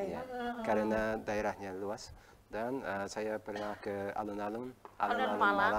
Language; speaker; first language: Indonesian; non-native, learner; Uzbek